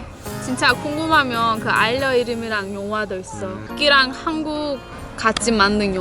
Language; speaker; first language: Korean; non-native, learner; Turkish